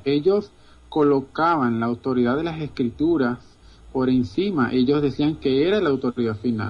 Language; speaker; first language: Spanish; native; Spanish